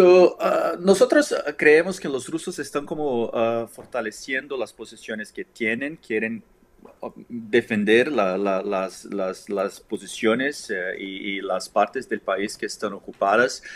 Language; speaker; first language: Spanish; non-native, fluent; Ukrainian